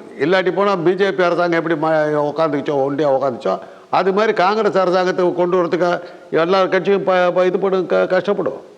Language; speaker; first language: Tamil; native; Tamil